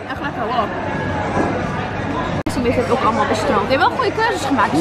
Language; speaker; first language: Dutch; native; Dutch